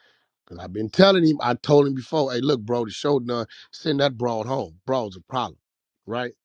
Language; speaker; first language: English; native; English